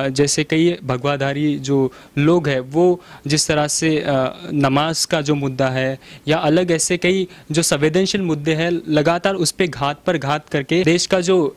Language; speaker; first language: Hindi; non-native, local second language; Marathi